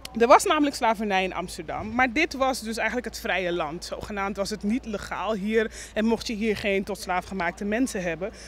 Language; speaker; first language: Dutch; non-native, local second language; Papiamento